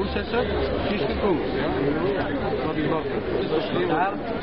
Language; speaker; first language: Latvian; non-native, learner; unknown